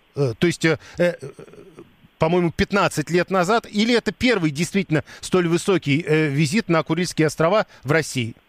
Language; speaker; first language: Russian; native; Russian